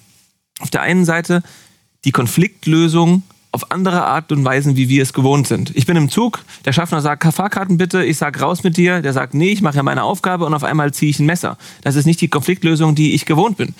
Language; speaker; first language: German; native; German